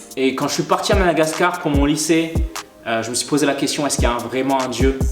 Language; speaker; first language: French; early bilingual, other home language; Malagasy